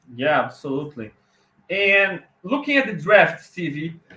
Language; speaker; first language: English; non-native, fluent; Portuguese